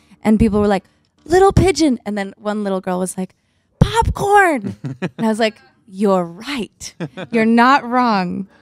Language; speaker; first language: English; early bilingual, other home language; Spanish